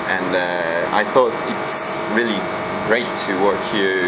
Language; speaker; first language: English; non-native, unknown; Japanese